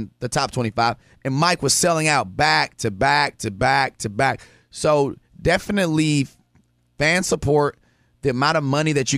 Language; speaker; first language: English; native; English